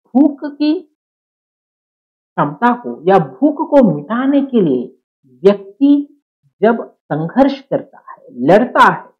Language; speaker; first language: Hindi; non-native, local second language; Marathi